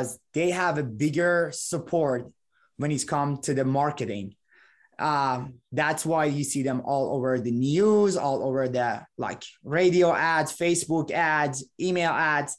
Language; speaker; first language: English; non-native, fluent; Persian